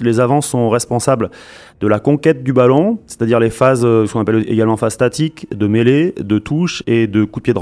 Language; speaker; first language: French; native; French